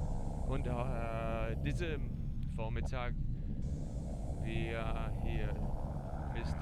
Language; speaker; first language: German; non-native, learner; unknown